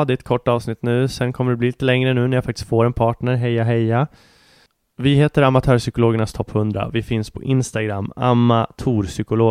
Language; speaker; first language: Swedish; native; Swedish